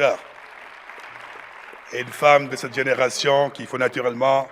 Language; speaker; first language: French; non-native, local second language; Wolof